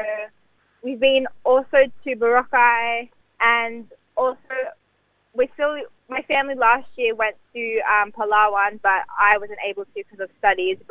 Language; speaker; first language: English; native; English